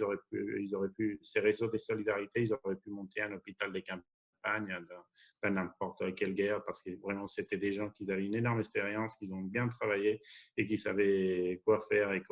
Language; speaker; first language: French; non-native, fluent; Spanish